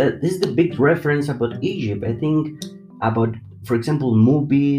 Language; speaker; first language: English; non-native, learner; Spanish